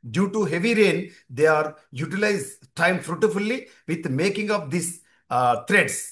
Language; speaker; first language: English; non-native, local second language; Telugu